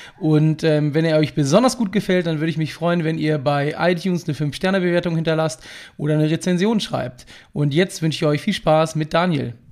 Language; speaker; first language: German; native; German